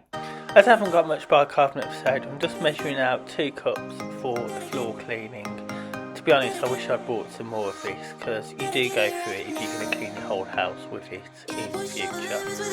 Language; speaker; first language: English; native; English